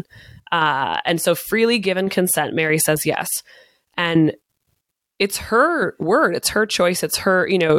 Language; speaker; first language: English; native; English